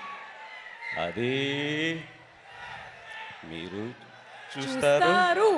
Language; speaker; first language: Telugu; non-native, learner; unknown